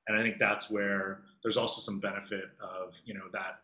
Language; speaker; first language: English; native; English